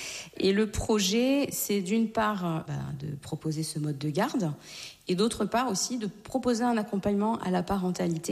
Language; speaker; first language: French; native; French